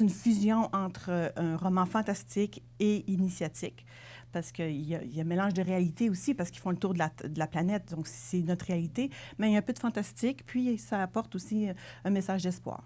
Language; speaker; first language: French; native; French